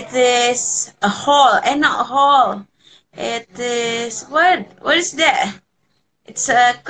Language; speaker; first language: English; non-native, learner; Indonesian